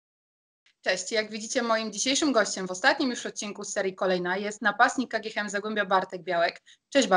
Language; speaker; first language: Polish; native; Polish